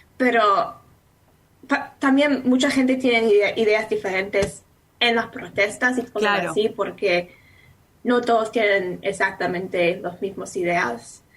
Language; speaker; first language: Spanish; non-native, fluent; English